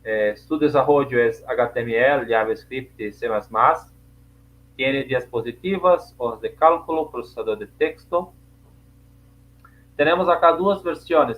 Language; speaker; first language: Spanish; non-native, learner; Portuguese